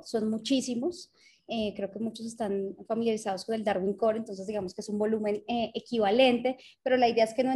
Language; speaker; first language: Spanish; native; Spanish